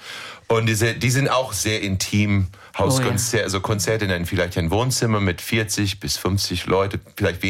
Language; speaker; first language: German; non-native, fluent; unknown